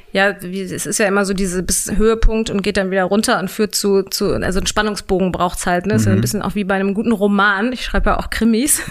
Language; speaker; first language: German; native; German